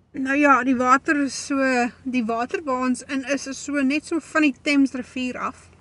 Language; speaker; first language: Afrikaans; native; Afrikaans